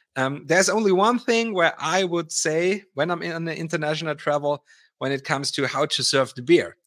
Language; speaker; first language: English; non-native, fluent; German